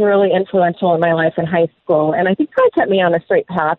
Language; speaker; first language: English; native; English